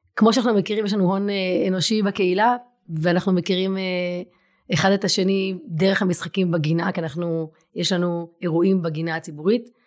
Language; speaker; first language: Hebrew; native; Hebrew